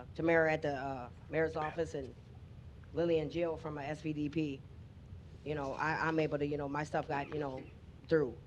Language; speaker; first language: English; native; English